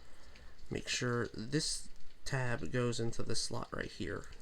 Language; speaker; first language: English; native; English